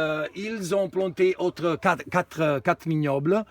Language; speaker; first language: French; non-native, fluent; Italian